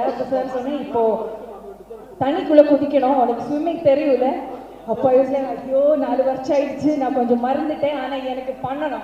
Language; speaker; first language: Tamil; non-native, fluent; Malayalam